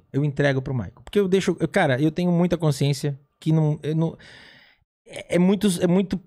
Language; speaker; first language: Portuguese; native; Portuguese